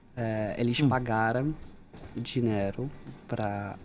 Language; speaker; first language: Portuguese; non-native, fluent; Hebrew